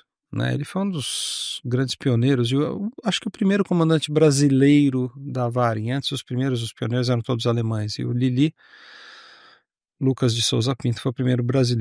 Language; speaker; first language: Portuguese; native; Portuguese